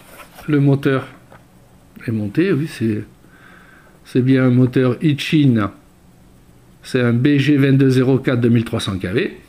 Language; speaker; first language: French; native; French